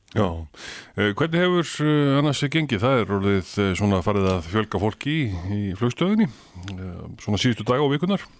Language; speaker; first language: Icelandic; native; Icelandic